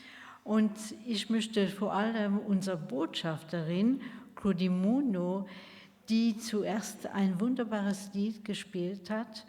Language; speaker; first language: German; non-native, local second language; Luxembourgish